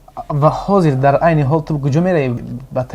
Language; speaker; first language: Persian; native; Persian